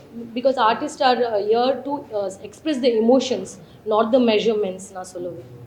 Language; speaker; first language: Tamil; non-native, learner; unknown